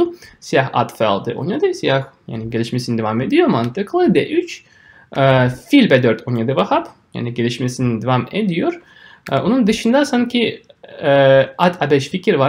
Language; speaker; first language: Turkish; non-native, fluent; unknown